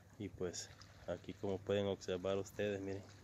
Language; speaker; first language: Spanish; native; Spanish